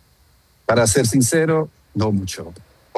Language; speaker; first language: Spanish; non-native, fluent; Dutch